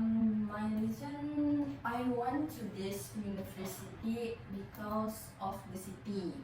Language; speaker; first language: English; non-native, learner; Indonesian